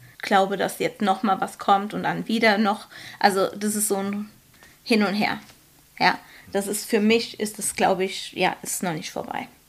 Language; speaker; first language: German; native; German